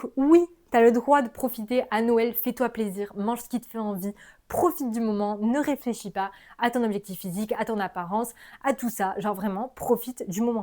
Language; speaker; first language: French; native; French